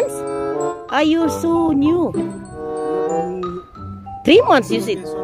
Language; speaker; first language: English; non-native, local second language; Filipino